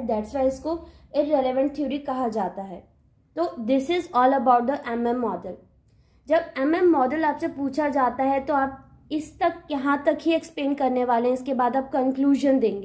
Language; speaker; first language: Hindi; native; Hindi